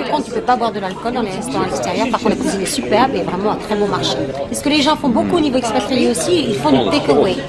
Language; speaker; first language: French; native; French